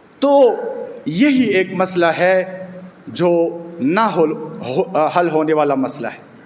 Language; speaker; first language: Urdu; non-native, local second language; Pashto